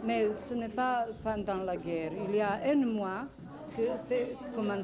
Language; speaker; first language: French; non-native, learner; Bosnian